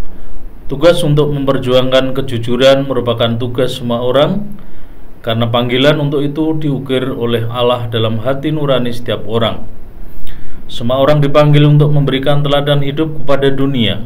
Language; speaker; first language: Indonesian; native; Indonesian